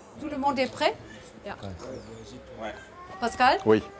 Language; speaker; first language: French; non-native, learner; German